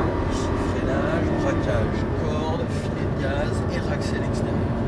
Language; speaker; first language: French; native; French